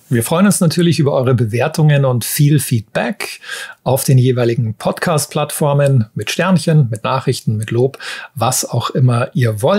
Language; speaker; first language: German; native; German